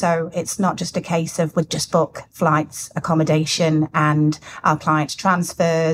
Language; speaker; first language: English; native; English